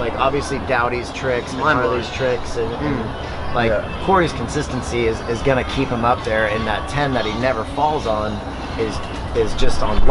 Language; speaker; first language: English; native; English